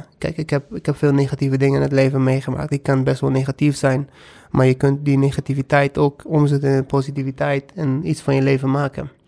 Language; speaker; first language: Dutch; non-native, fluent; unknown